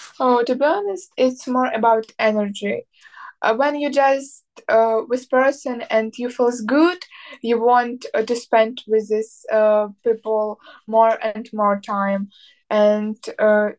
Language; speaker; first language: English; non-native, learner; Ukrainian